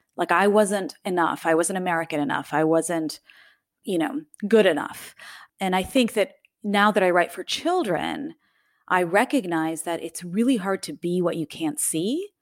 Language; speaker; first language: English; native; English